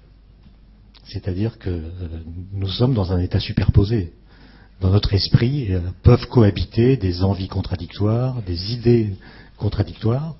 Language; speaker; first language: French; native; French